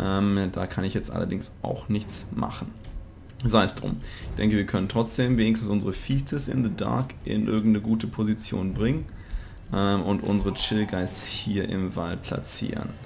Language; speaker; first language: German; native; German